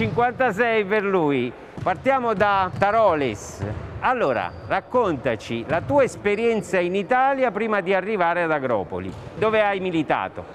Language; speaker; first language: Italian; native; Italian